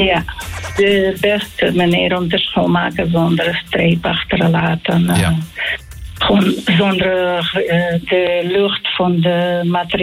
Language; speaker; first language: Dutch; non-native, learner; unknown